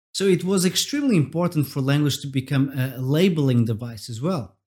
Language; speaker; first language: English; non-native, fluent; Portuguese